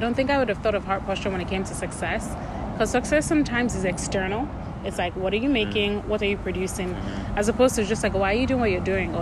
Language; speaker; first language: English; non-native, local second language; Yoruba